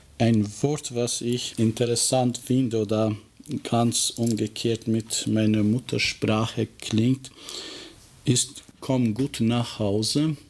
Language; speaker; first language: German; non-native, fluent; Albanian